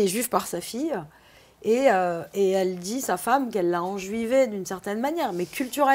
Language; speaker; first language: French; native; French